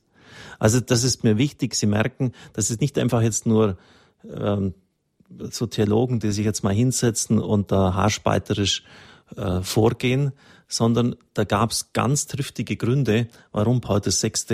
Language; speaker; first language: German; native; German